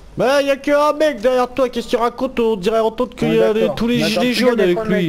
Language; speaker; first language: French; native; French